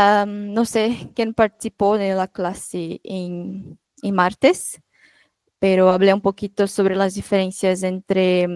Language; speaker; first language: Spanish; non-native, fluent; Portuguese